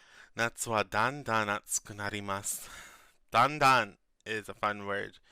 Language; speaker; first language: Japanese; non-native, learner; English